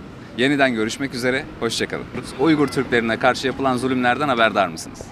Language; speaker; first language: Turkish; native; Turkish